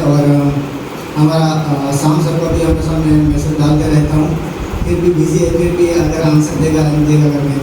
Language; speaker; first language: Hindi; non-native, local second language; Gujarati